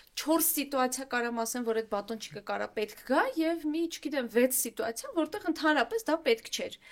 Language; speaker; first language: Armenian; native; Armenian